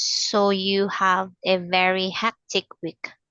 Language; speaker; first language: English; non-native, fluent; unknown